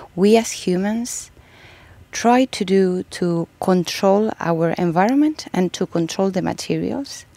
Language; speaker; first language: English; non-native, fluent; Spanish